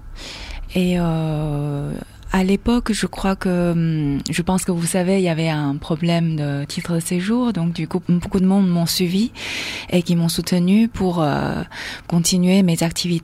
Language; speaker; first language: French; non-native, fluent; Chinese